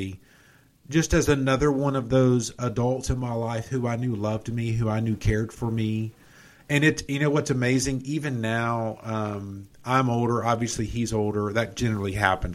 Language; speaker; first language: English; native; English